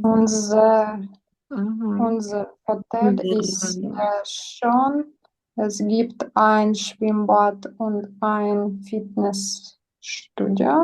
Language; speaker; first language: German; non-native, learner; Ukrainian